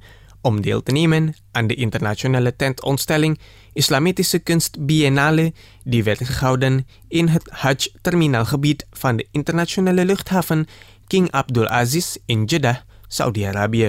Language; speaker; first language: Dutch; non-native, fluent; Indonesian